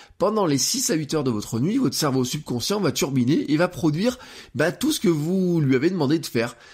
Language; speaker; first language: French; native; French